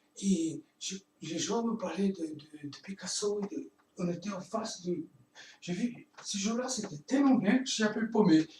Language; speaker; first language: French; non-native, fluent; Portuguese